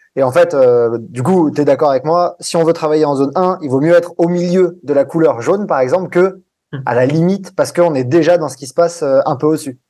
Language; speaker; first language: French; native; French